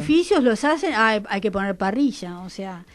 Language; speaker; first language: Spanish; native; Spanish